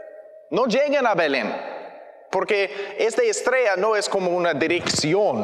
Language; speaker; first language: Spanish; non-native, learner; English